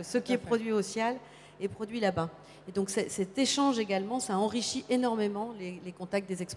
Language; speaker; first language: French; native; French